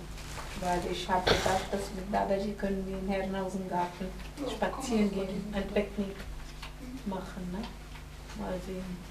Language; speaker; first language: German; non-native, fluent; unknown